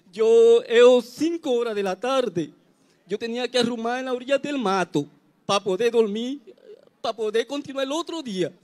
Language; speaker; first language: Portuguese; non-native, learner; Spanish